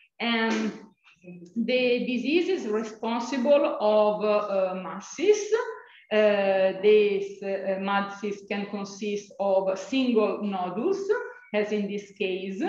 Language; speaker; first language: English; non-native, fluent; Italian